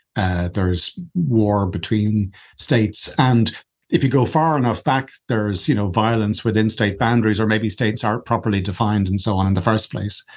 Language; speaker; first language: English; native; English